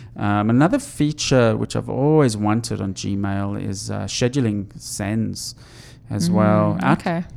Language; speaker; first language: English; native; English